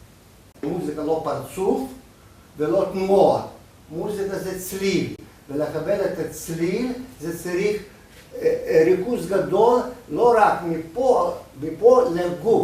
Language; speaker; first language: Hebrew; non-native, fluent; Russian